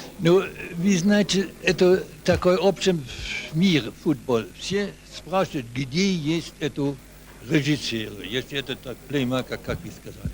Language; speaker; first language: Russian; non-native, learner; German